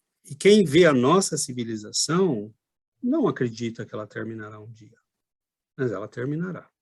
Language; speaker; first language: Portuguese; native; Portuguese